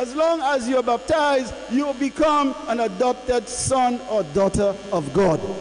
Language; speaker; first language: English; non-native, local second language; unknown